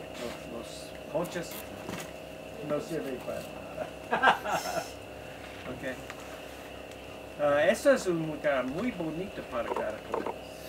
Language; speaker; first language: Spanish; non-native, learner; English